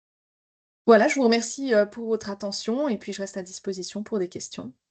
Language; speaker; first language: French; native; French